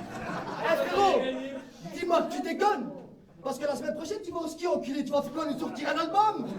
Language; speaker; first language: French; native; French